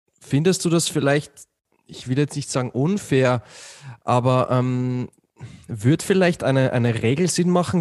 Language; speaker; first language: German; native; German